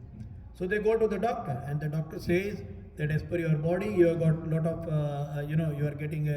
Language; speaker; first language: English; non-native, local second language; Hindi